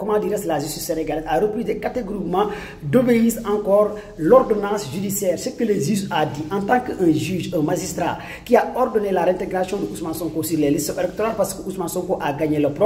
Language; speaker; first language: French; non-native, local second language; Wolof